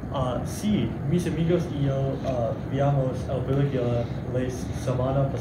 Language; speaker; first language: Spanish; non-native, learner; English